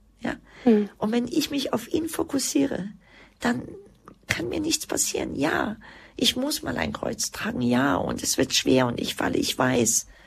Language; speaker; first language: German; early bilingual, other home language; Croatian